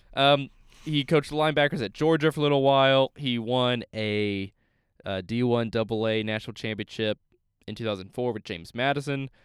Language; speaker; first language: English; native; English